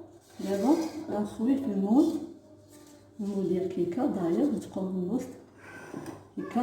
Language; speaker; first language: Arabic; native; Arabic